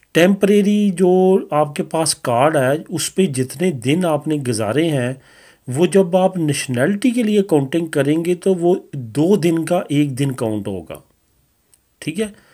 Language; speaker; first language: Hindi; non-native, local second language; Punjabi